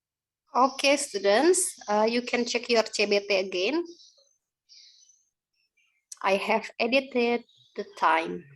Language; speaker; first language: English; non-native, learner; Indonesian